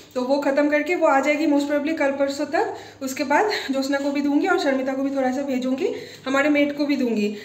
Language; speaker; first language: Hindi; non-native, local second language; Bangla